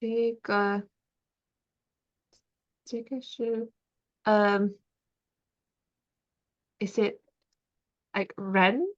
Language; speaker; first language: Chinese; non-native, learner; English